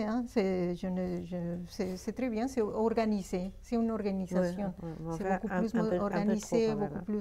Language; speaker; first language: French; non-native, fluent; Spanish